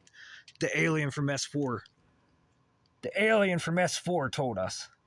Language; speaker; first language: English; native; English